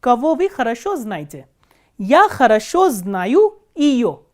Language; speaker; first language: Russian; non-native, fluent; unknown